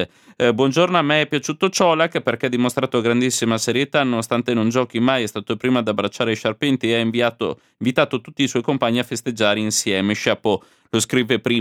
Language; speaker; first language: Italian; native; Italian